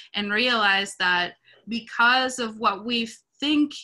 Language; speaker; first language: English; non-native, fluent; Spanish